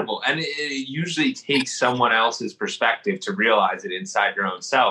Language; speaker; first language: English; native; English